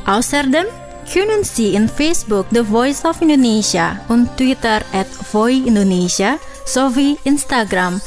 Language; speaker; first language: German; non-native, fluent; Indonesian